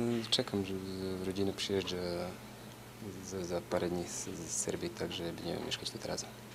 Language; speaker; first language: Polish; non-native, fluent; Serbian